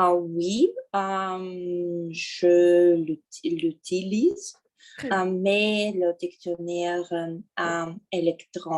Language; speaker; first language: French; non-native, learner; Russian